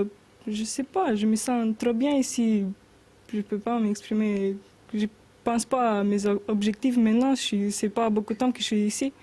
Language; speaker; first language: French; non-native, learner; Romanian